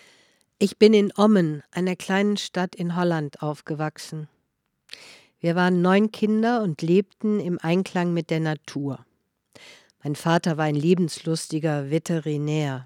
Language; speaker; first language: German; non-native, fluent; Dutch